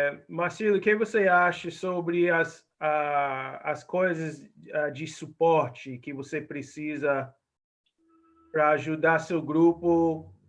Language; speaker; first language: Portuguese; non-native, fluent; English